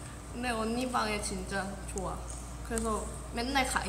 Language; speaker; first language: Korean; non-native, fluent; Thai